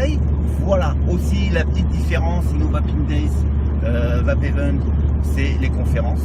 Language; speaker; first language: French; native; French